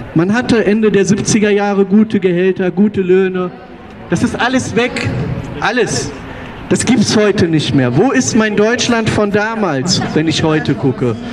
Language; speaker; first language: German; early bilingual, other home language; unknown